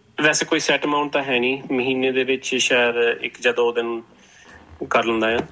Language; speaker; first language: Punjabi; early bilingual, heritage; Punjabi